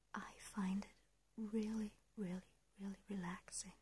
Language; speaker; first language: English; non-native, fluent; Danish